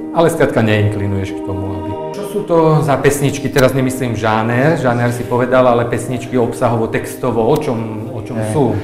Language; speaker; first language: Slovak; native; Slovak